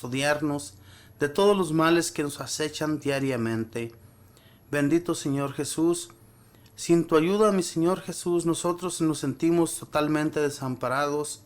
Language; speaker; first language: Spanish; native; Spanish